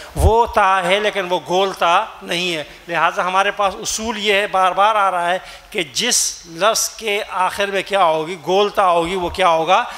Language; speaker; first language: Urdu; native; Urdu